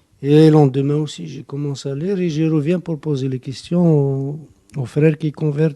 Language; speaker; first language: French; non-native, local second language; Arabic